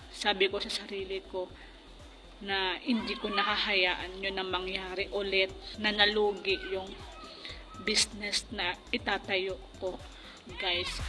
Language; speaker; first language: Filipino; non-native, local second language; Hiligaynon